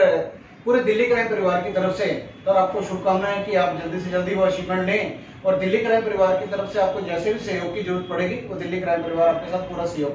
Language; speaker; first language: Hindi; native; Hindi